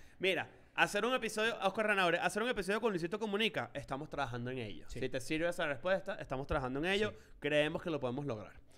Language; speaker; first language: Spanish; native; Spanish